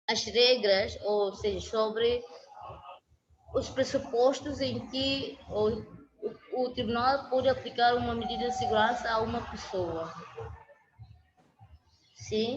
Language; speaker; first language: Portuguese; non-native, local second language; Tetum